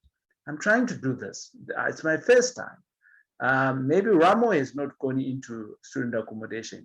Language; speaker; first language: English; non-native, local second language; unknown